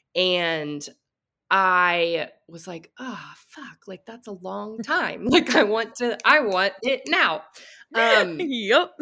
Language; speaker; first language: English; native; English